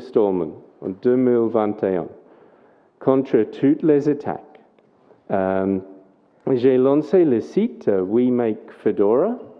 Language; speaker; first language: French; non-native, fluent; English